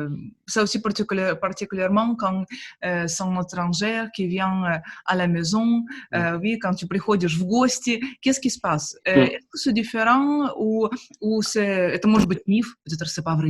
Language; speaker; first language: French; non-native, fluent; Russian